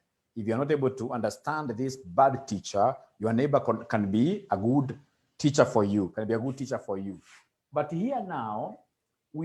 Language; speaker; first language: English; non-native, local second language; Swahili